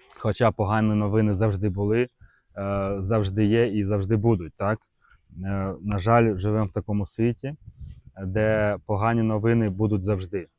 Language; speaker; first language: Ukrainian; non-native, local second language; Russian